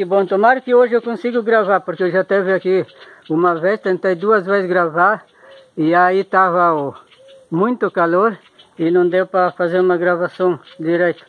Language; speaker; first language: Portuguese; native; Portuguese